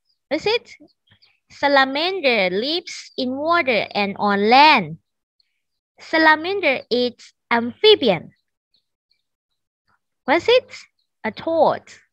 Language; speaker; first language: English; non-native, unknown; Thai